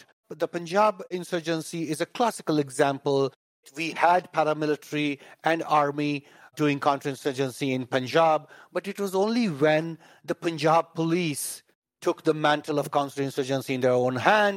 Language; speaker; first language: English; non-native, local second language; Kashmiri